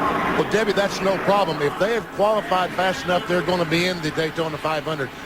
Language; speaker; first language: English; native; English